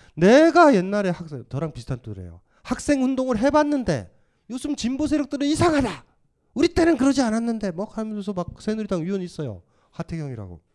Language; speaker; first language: Korean; native; Korean